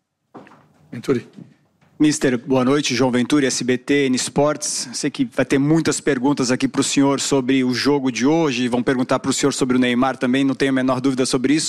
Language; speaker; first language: Portuguese; native; Portuguese